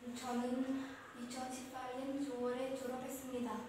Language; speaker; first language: Korean; non-native, learner; Vietnamese